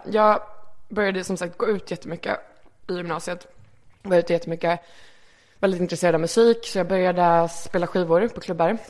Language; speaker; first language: Swedish; early bilingual, other home language; Icelandic